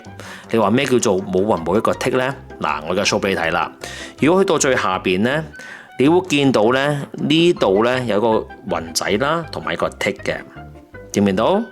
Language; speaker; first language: Cantonese; native; Cantonese